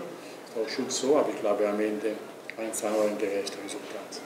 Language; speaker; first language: German; non-native, local second language; Italian